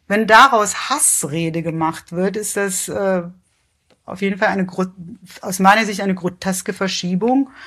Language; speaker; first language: German; early bilingual, other home language; Persian